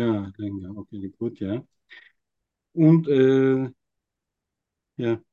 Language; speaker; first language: German; non-native, fluent; Turkish